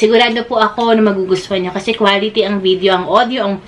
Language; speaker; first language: Filipino; native; Filipino